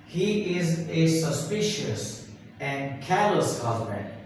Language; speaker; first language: English; non-native, local second language; Urdu